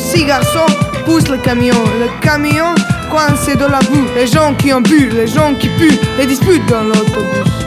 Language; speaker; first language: French; non-native, learner; Serbian